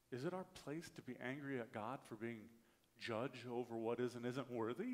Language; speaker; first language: English; native; English